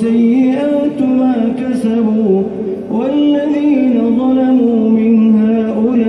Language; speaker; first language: Arabic; native; Arabic